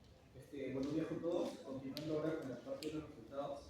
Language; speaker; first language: Spanish; native; Spanish